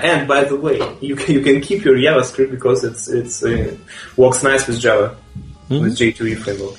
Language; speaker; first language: English; non-native, fluent; Russian